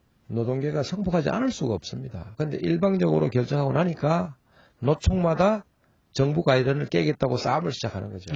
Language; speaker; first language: Korean; native; Korean